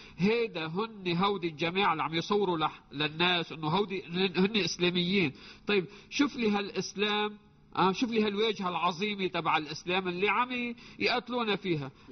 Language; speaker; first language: Arabic; native; Arabic